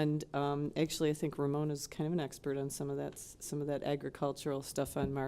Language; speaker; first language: English; native; English